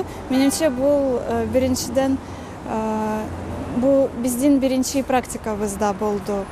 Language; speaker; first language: Kyrgyz; non-native, learner; Russian